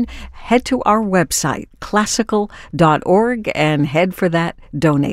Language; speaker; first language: English; native; English